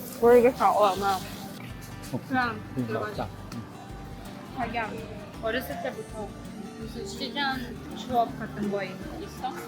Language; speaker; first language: Korean; non-native, fluent; Russian